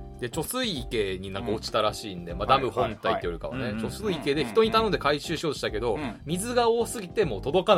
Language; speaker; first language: Japanese; native; Japanese